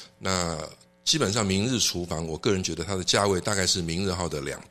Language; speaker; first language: Chinese; native; Chinese